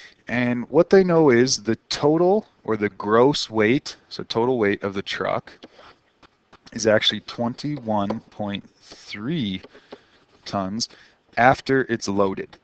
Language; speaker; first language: English; native; English